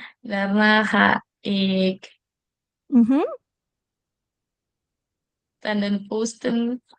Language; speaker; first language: Dutch; non-native, learner; Indonesian